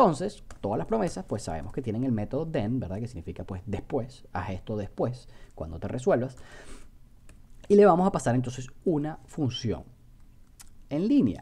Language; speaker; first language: Spanish; native; Spanish